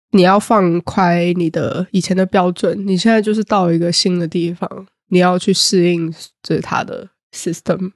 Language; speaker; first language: Chinese; native; Chinese